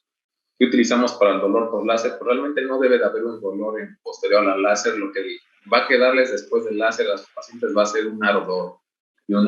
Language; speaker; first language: Spanish; native; Spanish